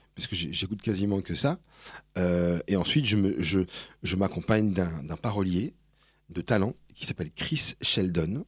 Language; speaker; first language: French; early bilingual, other home language; Spanish